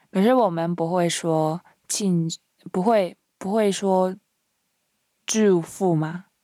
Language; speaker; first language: Chinese; non-native, fluent; Japanese